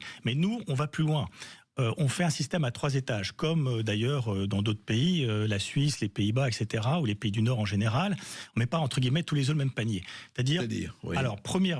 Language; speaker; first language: French; native; French